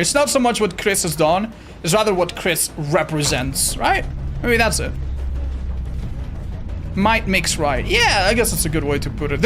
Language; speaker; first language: English; native; English